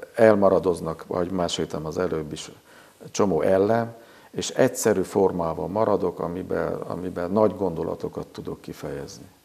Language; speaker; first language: Hungarian; native; Hungarian